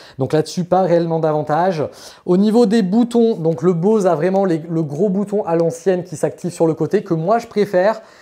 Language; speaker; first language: French; native; French